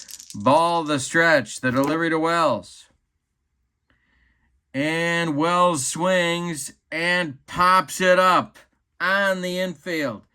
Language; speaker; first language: English; native; English